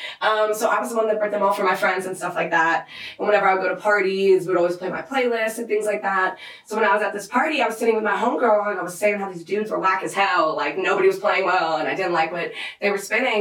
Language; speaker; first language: English; native; English